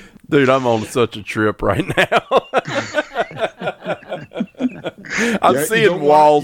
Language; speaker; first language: English; native; English